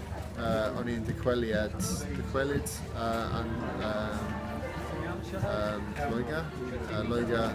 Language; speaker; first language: Welsh; non-native, learner; English